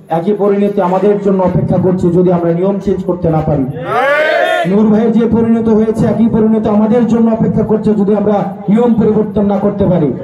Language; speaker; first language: Bangla; native; Bangla